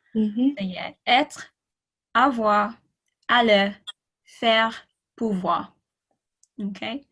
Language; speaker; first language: French; non-native, fluent; English